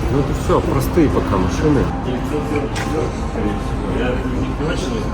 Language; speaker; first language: Russian; native; Russian